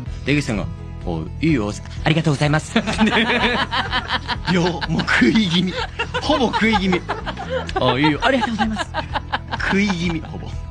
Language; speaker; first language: Japanese; native; Japanese